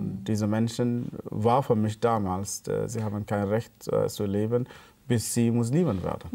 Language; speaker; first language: German; non-native, fluent; Arabic